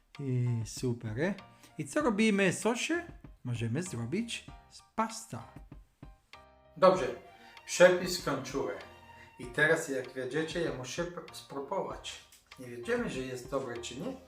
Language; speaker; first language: Polish; non-native, learner; Italian